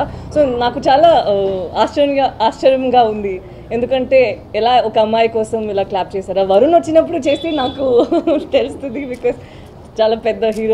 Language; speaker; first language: Telugu; non-native, learner; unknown